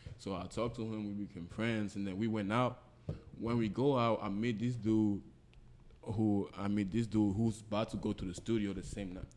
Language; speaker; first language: English; non-native, local second language; French